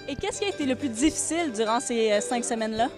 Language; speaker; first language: French; native; French